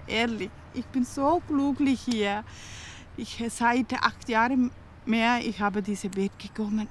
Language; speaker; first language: German; non-native, learner; Tamil